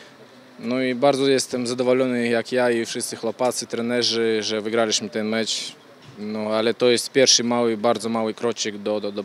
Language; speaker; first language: Polish; non-native, fluent; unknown